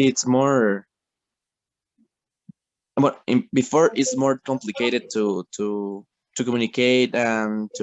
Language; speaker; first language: English; non-native, learner; Spanish